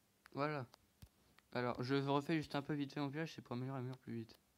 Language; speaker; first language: French; native; French